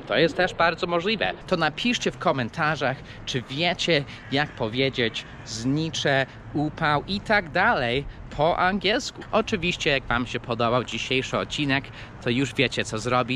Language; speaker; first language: Polish; early bilingual, heritage; Polish